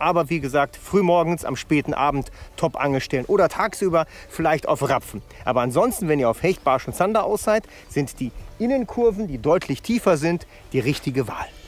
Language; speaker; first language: German; native; German